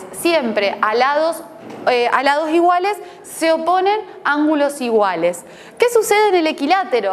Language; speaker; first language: Spanish; native; Spanish